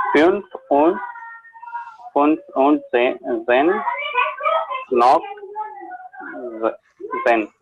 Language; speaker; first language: German; non-native, learner; Kannada